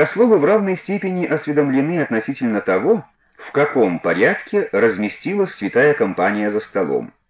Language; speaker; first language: Russian; native; Russian